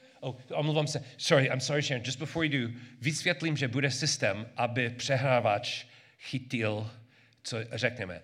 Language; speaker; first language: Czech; non-native, learner; English